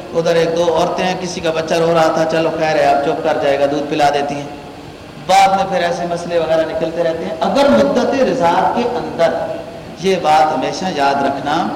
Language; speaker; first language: Urdu; native; Urdu